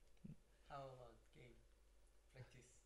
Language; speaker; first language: English; non-native, learner; Korean